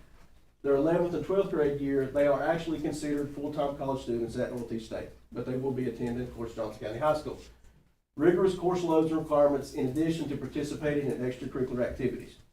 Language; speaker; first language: English; native; English